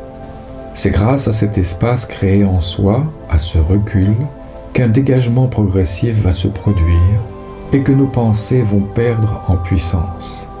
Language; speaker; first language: French; native; French